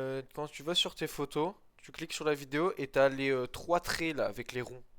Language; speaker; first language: French; native; French